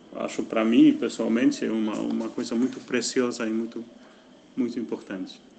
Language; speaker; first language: Portuguese; non-native, fluent; Polish